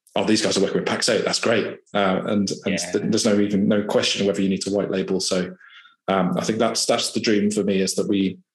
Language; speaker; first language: English; native; English